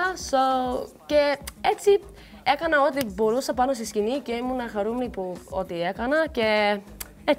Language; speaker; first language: Greek; early bilingual, heritage; Greek